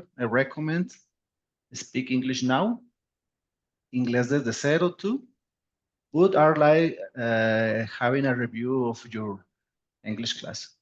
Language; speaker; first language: English; non-native, learner; Spanish